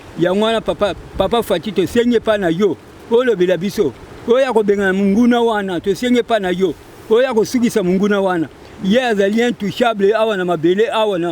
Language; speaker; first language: Lingala; non-native, local second language; Kongo